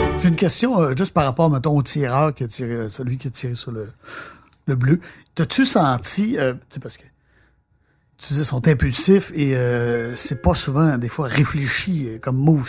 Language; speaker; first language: French; native; French